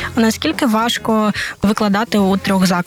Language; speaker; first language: Ukrainian; native; Ukrainian